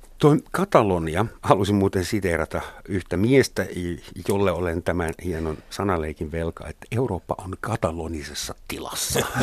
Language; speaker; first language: Finnish; non-native, fluent; German